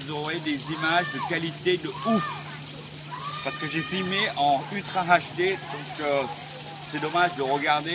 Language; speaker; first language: French; early bilingual, other home language; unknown